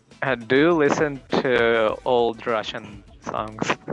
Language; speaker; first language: English; non-native, fluent; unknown